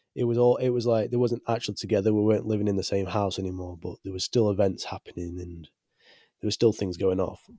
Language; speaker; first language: English; native; English